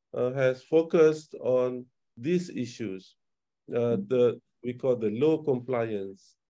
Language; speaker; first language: English; non-native, local second language; Malay